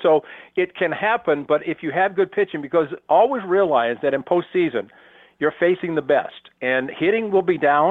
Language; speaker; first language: English; native; English